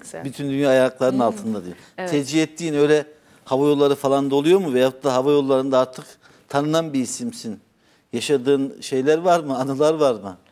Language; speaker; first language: Turkish; native; Turkish